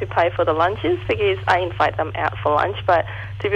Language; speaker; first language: English; non-native, local second language; Cantonese